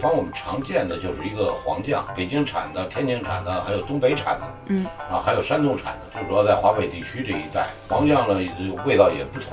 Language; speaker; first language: Chinese; native; Chinese